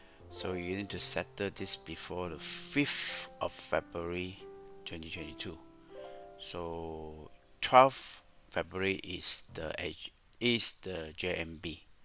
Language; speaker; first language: English; non-native, local second language; Chinese